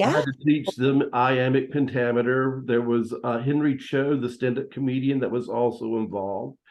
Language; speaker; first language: English; native; English